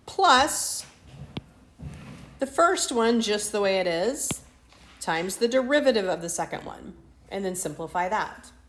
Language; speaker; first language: English; native; English